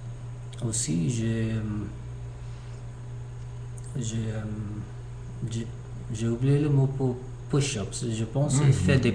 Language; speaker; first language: French; non-native, learner; English